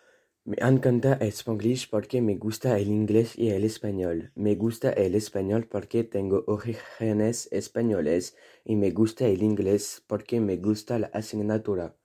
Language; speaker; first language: Spanish; non-native, learner; French